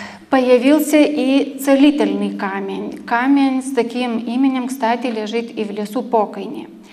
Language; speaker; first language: Russian; non-native, fluent; Lithuanian